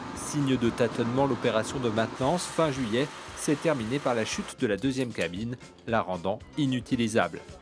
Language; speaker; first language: French; native; French